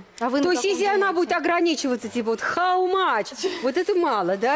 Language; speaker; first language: Russian; native; Russian